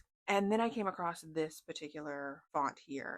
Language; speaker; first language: English; native; English